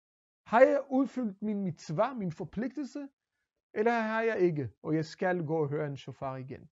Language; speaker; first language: Danish; non-native, fluent; Hebrew